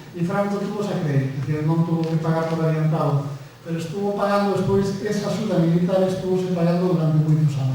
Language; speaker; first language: Spanish; native; Spanish